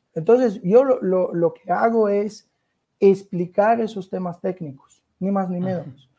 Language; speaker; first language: Spanish; non-native, fluent; Italian